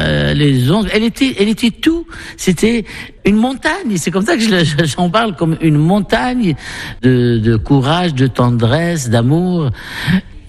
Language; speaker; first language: French; non-native, local second language; Arabic